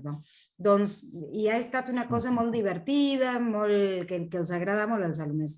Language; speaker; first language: Catalan; non-native, fluent; Spanish